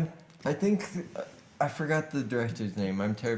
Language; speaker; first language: English; native; English